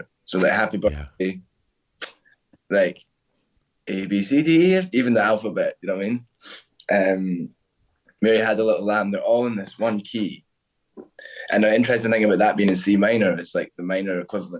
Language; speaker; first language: English; native; English